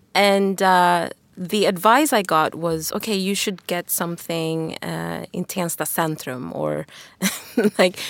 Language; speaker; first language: English; non-native, fluent; Wolof